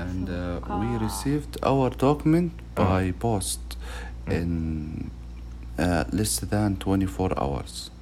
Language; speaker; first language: English; non-native, learner; Arabic